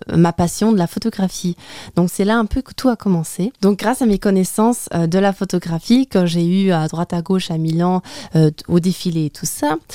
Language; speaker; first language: French; native; French